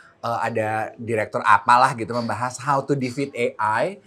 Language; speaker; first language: Indonesian; native; Indonesian